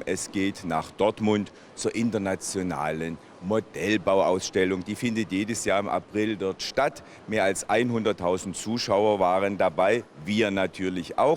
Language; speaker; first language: German; native; German